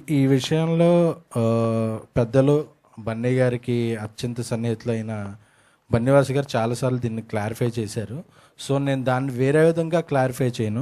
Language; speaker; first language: Telugu; native; Telugu